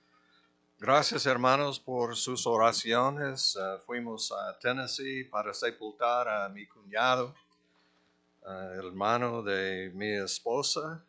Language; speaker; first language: Spanish; non-native, fluent; English